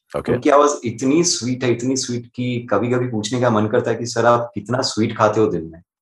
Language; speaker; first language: Hindi; non-native, local second language; Gujarati